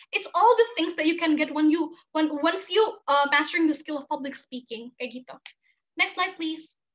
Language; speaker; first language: English; non-native, fluent; Indonesian